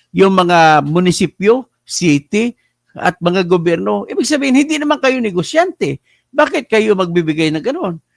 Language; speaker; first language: Filipino; non-native, local second language; Hiligaynon